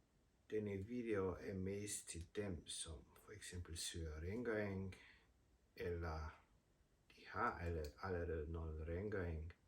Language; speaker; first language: Danish; non-native, fluent; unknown